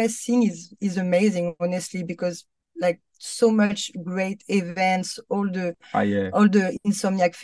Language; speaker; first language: English; non-native, fluent; French